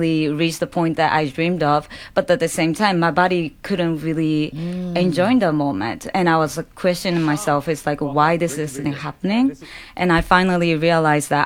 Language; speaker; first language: English; non-native, fluent; Japanese